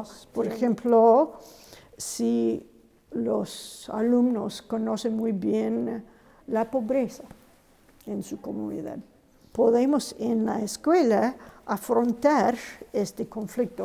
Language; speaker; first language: Spanish; non-native, fluent; English